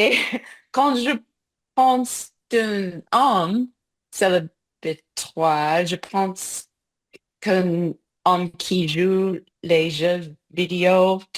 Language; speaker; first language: French; non-native, learner; English